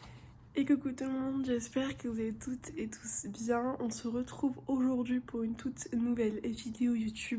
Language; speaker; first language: French; native; French